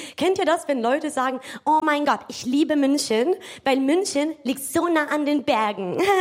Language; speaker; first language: German; non-native, fluent; Italian